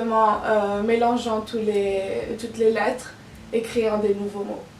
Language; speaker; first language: French; non-native, local second language; Italian